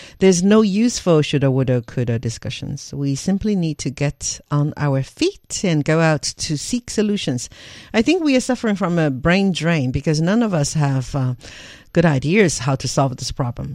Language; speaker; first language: English; non-native, fluent; Chinese